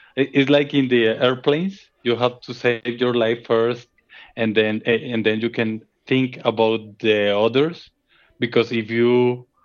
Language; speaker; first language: English; non-native, fluent; Spanish